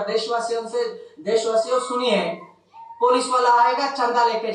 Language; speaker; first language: Hindi; non-native, local second language; Kannada